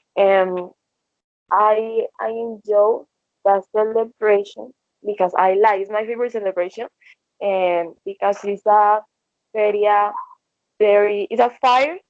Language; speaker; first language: English; non-native, learner; Spanish